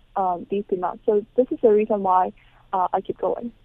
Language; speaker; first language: English; non-native, local second language; Cantonese